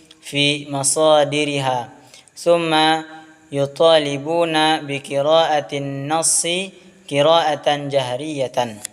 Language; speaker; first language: Arabic; non-native, learner; Indonesian